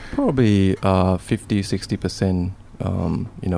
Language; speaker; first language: English; non-native, local second language; Cantonese